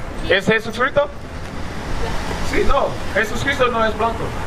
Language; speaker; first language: Spanish; non-native, learner; English